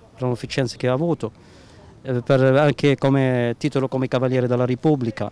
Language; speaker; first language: Italian; non-native, fluent; Arabic